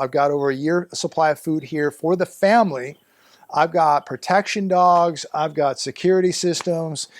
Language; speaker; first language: English; native; English